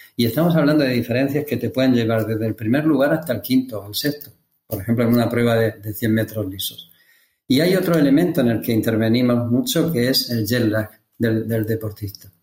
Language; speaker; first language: Spanish; native; Spanish